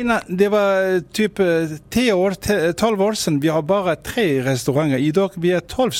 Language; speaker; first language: Swedish; non-native, learner; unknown